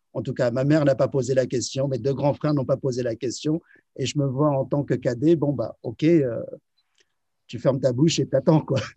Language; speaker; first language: French; early bilingual, other home language; Chinese